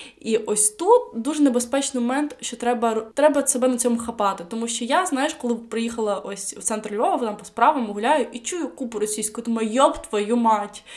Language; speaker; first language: Ukrainian; non-native, local second language; Russian